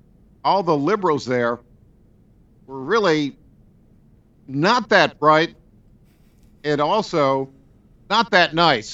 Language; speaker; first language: English; native; English